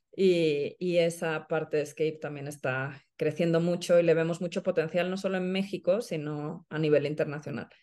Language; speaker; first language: Spanish; non-native, fluent; Swedish